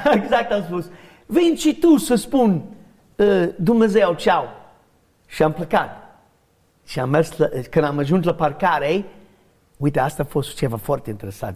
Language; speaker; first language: Romanian; non-native, learner; English